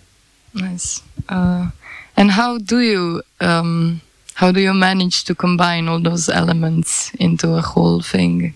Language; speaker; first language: English; non-native, fluent; Slovenian